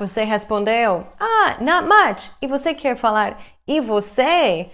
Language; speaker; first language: Portuguese; non-native, fluent; English